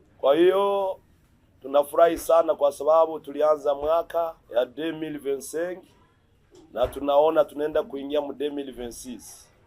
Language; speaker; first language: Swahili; native; Swahili